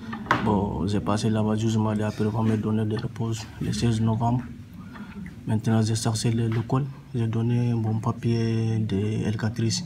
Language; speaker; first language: French; non-native, learner; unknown